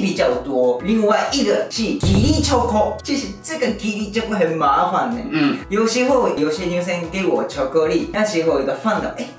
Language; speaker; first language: Chinese; non-native, learner; Japanese